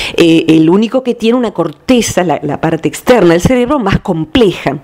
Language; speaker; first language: Spanish; native; Spanish